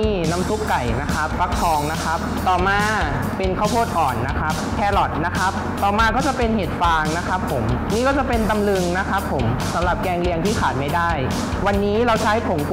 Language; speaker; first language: Thai; native; Thai